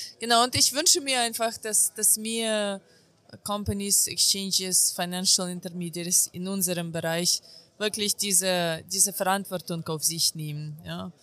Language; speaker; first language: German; non-native, fluent; Ukrainian